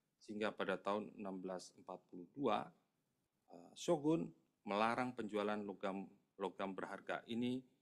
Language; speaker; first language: Indonesian; native; Indonesian